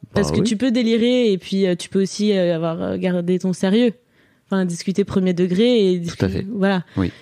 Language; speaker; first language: French; native; French